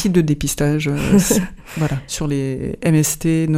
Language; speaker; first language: French; native; French